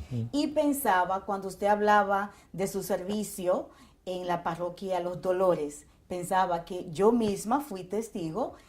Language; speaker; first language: Spanish; native; Spanish